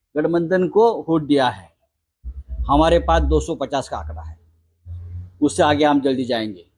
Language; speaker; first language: Hindi; non-native, local second language; Marathi